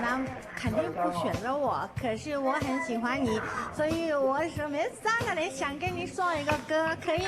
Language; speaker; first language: Chinese; non-native, fluent; Japanese